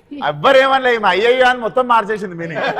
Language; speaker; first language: Telugu; native; Telugu